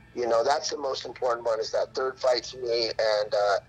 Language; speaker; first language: English; native; English